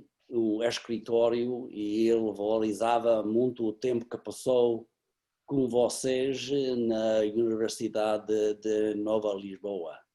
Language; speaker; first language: Portuguese; early bilingual, heritage; English